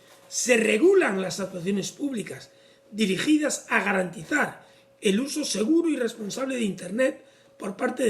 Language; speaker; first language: Spanish; native; Spanish